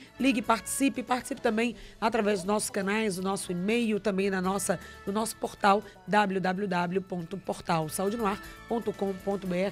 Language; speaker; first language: Portuguese; native; Portuguese